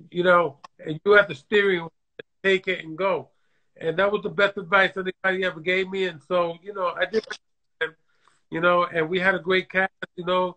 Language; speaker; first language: English; native; English